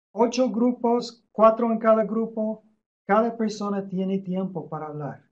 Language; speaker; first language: Spanish; non-native, fluent; English